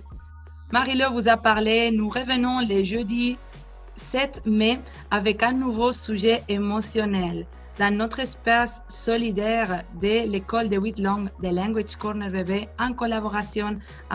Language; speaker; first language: French; non-native, fluent; Spanish